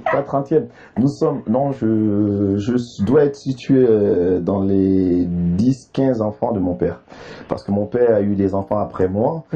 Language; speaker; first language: French; early bilingual, other home language; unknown